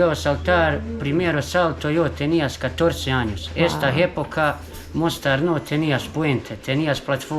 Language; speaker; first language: Spanish; non-native, learner; Bosnian